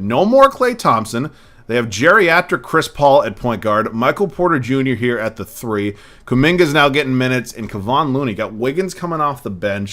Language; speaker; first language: English; native; English